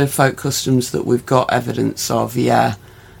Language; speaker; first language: English; native; English